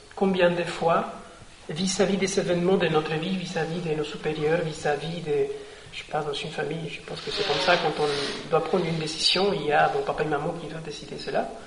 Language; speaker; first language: French; non-native, fluent; Spanish